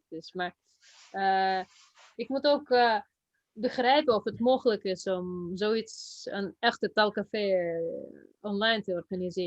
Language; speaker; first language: Dutch; non-native, fluent; Russian